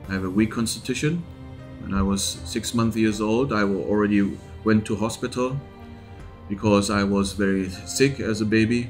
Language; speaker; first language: English; non-native, fluent; German